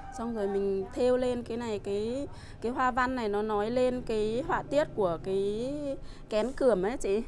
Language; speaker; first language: Vietnamese; non-native, local second language; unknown